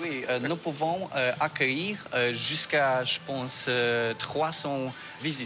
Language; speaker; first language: French; non-native, fluent; Polish